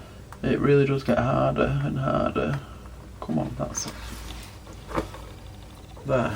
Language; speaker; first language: English; native; English